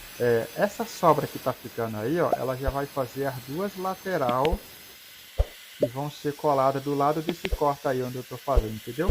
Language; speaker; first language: Portuguese; native; Portuguese